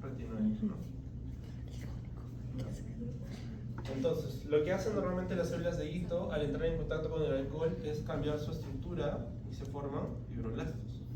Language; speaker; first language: Spanish; native; Spanish